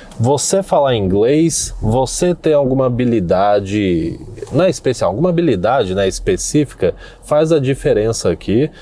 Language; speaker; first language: Portuguese; native; Portuguese